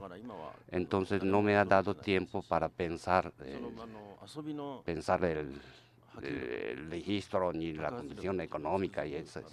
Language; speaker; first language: Spanish; non-native, learner; Japanese